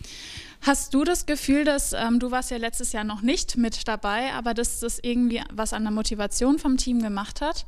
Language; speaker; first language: German; native; German